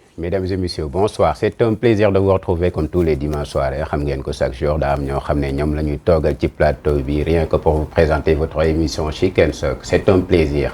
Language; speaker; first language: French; non-native, local second language; Wolof